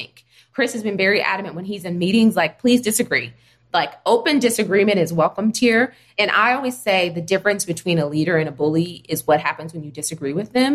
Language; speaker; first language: English; native; English